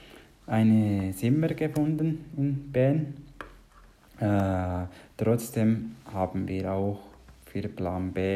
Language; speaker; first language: German; non-native, learner; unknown